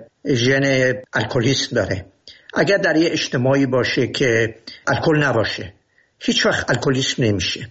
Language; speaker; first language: Persian; native; Persian